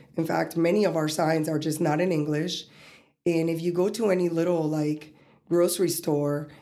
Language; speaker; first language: English; early bilingual, other home language; Spanish